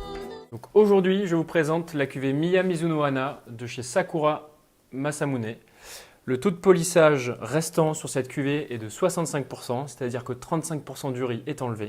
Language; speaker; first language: French; native; French